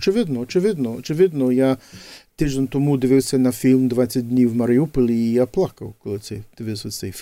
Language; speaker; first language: Ukrainian; early bilingual, heritage; English